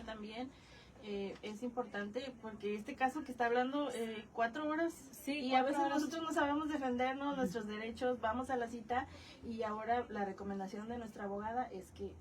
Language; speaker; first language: Spanish; native; Spanish